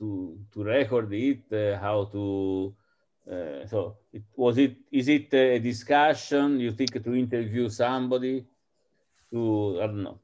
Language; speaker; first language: English; non-native, fluent; Italian